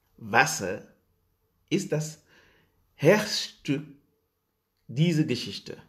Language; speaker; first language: German; non-native, learner; Wolof